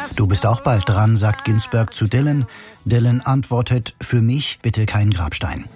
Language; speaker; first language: German; native; German